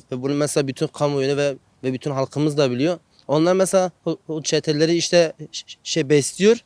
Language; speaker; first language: Turkish; non-native, local second language; Kurdish